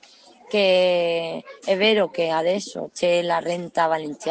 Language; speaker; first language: Italian; non-native, learner; Spanish